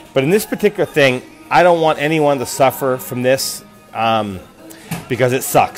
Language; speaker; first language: English; native; English